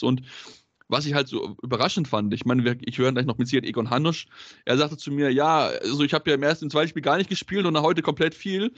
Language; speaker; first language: German; native; German